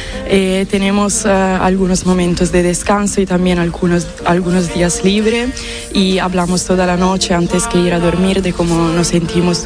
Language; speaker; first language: Spanish; non-native, fluent; Italian